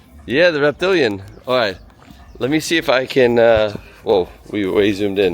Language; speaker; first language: English; native; English